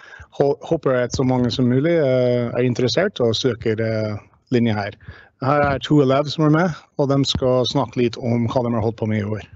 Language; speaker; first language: Norwegian; non-native, fluent; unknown